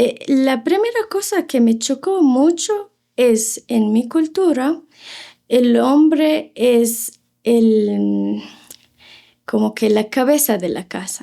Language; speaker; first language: Spanish; non-native, fluent; Arabic